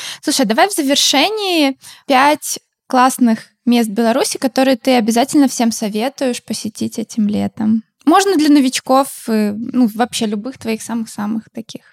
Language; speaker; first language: Russian; native; Russian